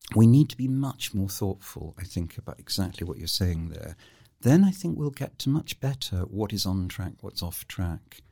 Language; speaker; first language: English; native; English